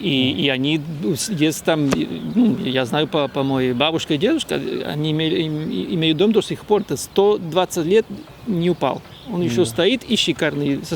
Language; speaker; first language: Russian; non-native, fluent; Spanish